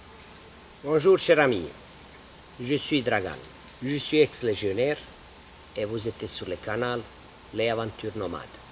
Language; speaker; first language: French; non-native, learner; Serbian